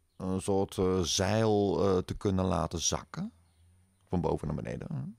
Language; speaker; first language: Dutch; native; Dutch